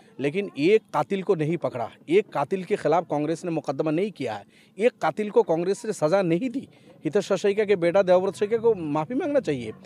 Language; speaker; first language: Hindi; non-native, local second language; Bangla